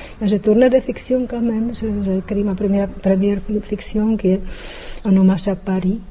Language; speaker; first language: French; non-native, fluent; Czech